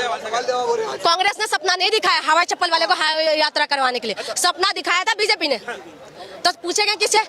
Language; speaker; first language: Hindi; non-native, local second language; Assamese